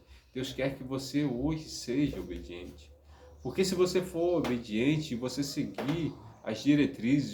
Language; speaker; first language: Portuguese; native; Portuguese